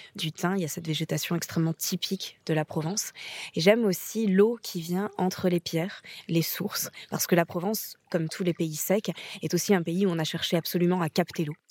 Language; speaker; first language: French; native; French